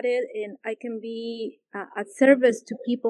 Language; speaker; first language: English; non-native, fluent; Spanish